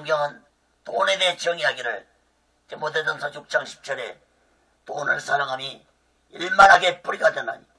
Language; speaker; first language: Korean; native; Korean